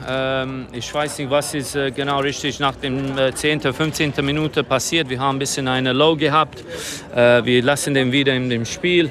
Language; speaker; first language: German; non-native, learner; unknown